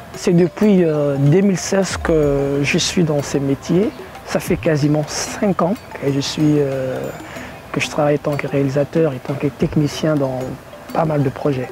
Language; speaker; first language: French; non-native, local second language; Lingala